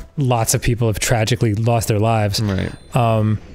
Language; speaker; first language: English; native; English